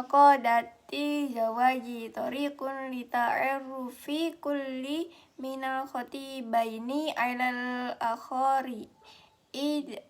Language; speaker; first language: Arabic; non-native, learner; Indonesian